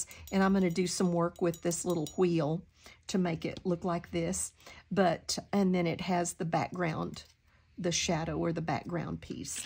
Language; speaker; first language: English; native; English